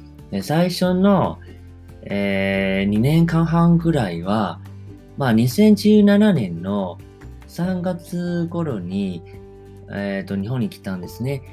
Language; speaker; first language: Japanese; non-native, fluent; Chinese